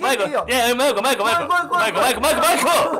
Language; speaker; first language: Japanese; native; Japanese